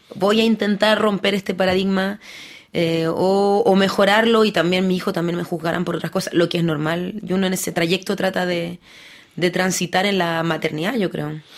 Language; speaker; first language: Spanish; early bilingual, heritage; French